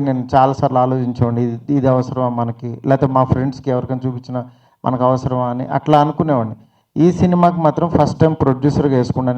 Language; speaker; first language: Telugu; native; Telugu